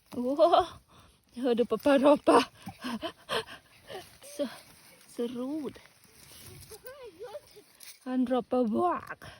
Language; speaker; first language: Swedish; non-native, learner; Thai